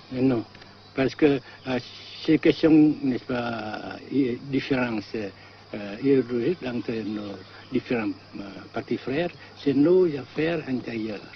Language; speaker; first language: French; non-native, fluent; Vietnamese